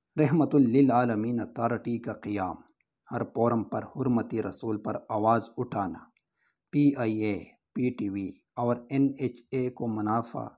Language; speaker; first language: Urdu; non-native, local second language; Pashto